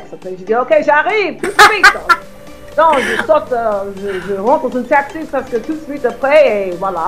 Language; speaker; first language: French; non-native, fluent; English